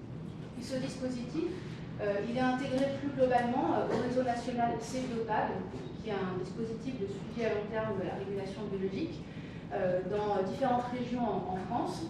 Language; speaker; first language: French; native; French